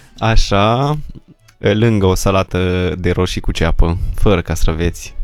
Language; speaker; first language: Romanian; native; Romanian